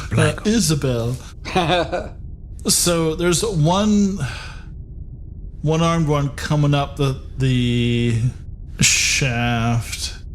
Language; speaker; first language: English; native; English